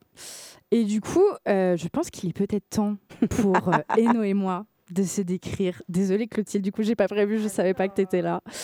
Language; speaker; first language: French; native; French